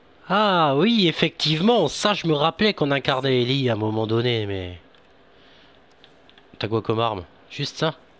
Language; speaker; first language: French; native; French